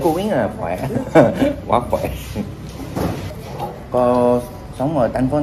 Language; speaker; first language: Vietnamese; non-native, learner; Korean